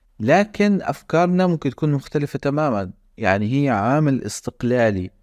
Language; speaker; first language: Arabic; native; Arabic